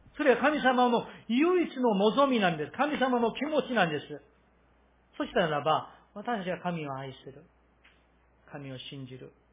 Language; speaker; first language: Japanese; non-native, fluent; Korean